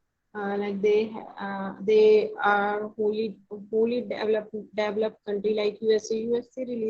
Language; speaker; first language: English; non-native, learner; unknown